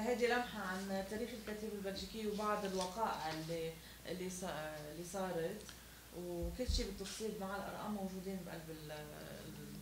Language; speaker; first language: Arabic; native; Arabic